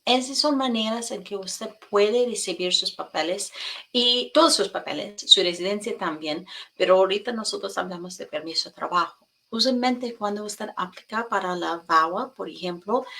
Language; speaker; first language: Spanish; non-native, fluent; English